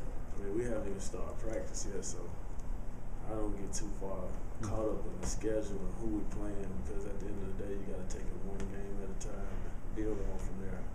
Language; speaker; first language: English; native; English